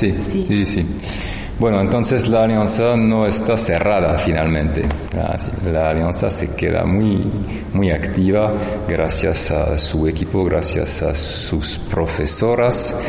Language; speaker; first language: Spanish; non-native, fluent; French